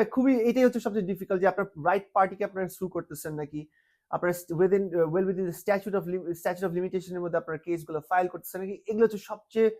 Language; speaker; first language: Bangla; native; Bangla